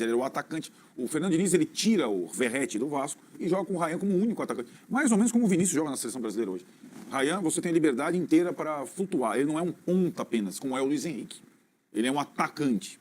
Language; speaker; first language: Portuguese; native; Portuguese